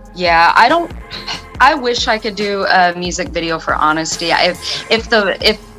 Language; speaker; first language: English; native; English